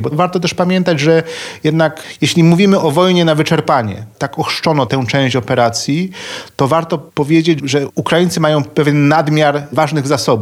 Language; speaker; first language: Polish; native; Polish